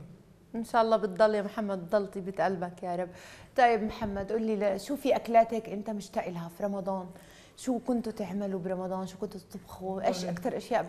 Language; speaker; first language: Arabic; native; Arabic